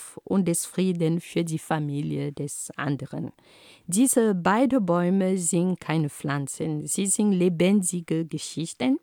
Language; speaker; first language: German; non-native, fluent; Ghomala